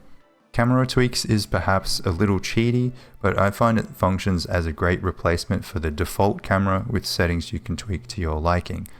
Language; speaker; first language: English; native; English